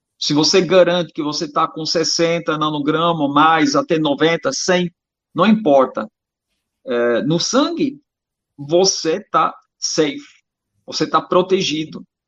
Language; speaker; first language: Portuguese; non-native, fluent; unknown